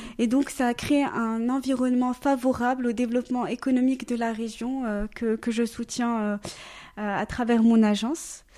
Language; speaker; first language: French; native; French